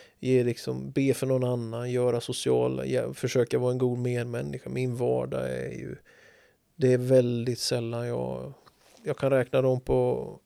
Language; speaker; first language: Swedish; native; Swedish